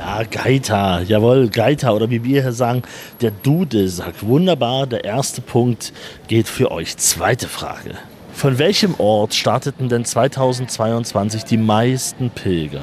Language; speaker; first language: German; native; German